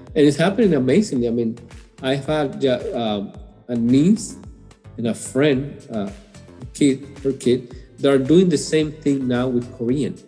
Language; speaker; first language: English; non-native, fluent; Spanish